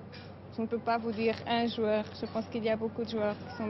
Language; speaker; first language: French; non-native, learner; Portuguese